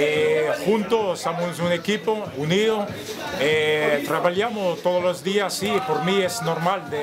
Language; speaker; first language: Spanish; non-native, fluent; Portuguese